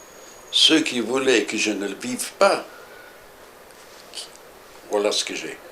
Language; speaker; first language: French; early bilingual, other home language; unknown